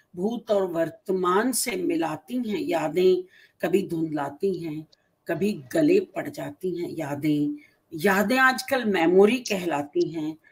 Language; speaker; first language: Hindi; native; Hindi